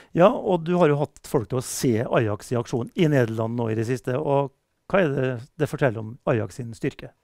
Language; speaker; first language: Norwegian; native; Norwegian